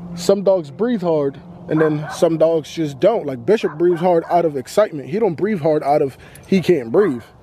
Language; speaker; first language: English; native; English